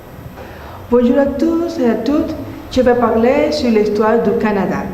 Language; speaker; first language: French; non-native, learner; Spanish